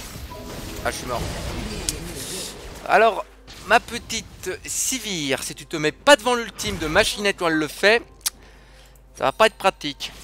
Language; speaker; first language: French; native; French